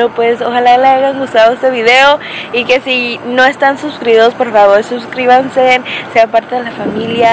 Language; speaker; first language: Spanish; early bilingual, heritage; Spanish